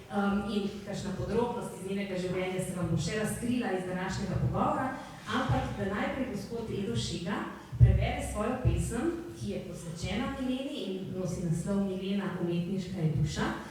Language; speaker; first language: Slovenian; native; Slovenian